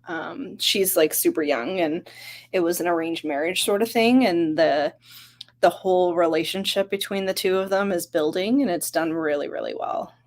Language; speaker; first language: English; native; English